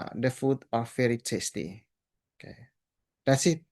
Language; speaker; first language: English; non-native, fluent; Indonesian